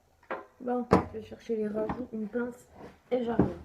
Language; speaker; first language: French; native; French